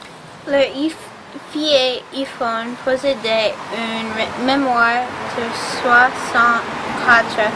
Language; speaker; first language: French; non-native, learner; English